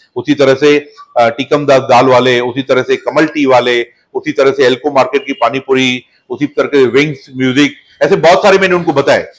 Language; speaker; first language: Hindi; non-native, local second language; Sindhi